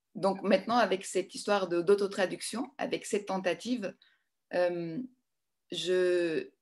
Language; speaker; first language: French; non-native, fluent; Greek